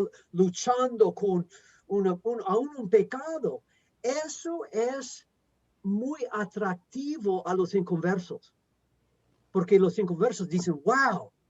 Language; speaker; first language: Spanish; non-native, fluent; English